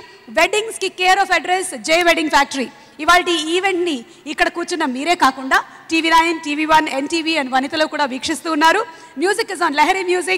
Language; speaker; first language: Telugu; native; Telugu